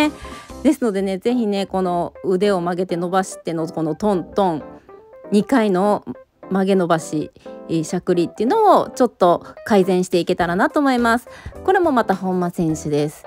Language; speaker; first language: Japanese; native; Japanese